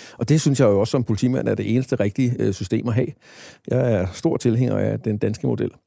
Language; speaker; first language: Danish; native; Danish